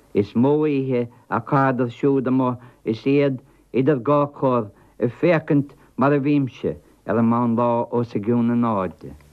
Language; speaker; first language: Irish; non-native, local second language; English